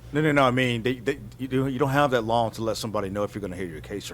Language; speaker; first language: English; native; English